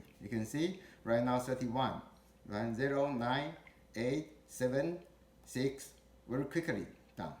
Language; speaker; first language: English; non-native, learner; Chinese